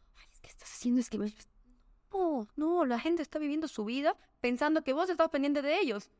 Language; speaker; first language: Spanish; native; Spanish